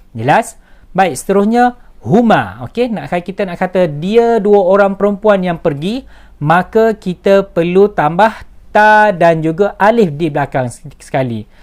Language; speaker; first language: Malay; native; Malay